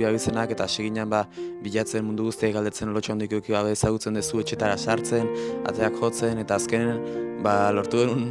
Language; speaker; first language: Basque; native; Basque